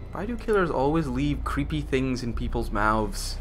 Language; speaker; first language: English; native; English